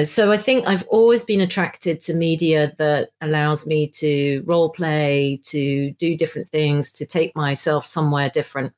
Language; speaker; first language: English; native; English